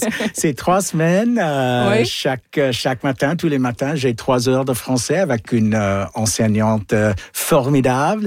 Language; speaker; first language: French; non-native, local second language; English